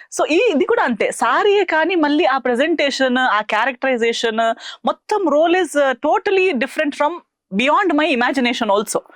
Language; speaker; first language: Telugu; non-native, fluent; Konkani